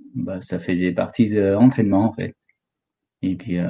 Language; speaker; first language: French; non-native, fluent; Nepali